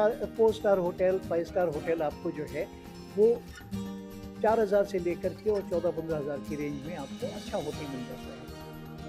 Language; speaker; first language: Hindi; native; Hindi